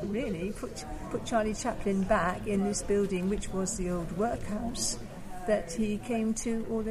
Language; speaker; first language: English; native; English